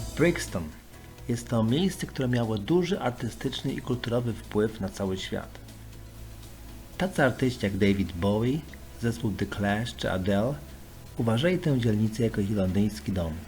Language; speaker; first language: Polish; native; Polish